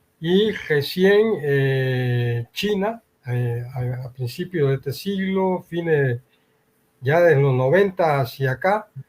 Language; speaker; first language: Spanish; native; Spanish